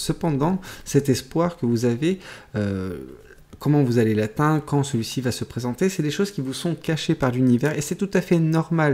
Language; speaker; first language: French; native; French